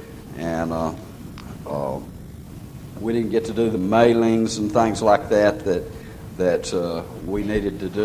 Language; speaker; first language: English; native; English